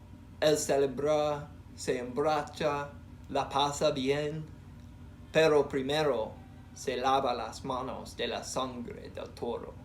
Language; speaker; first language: Spanish; non-native, learner; English